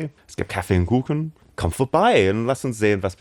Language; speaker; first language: German; non-native, learner; English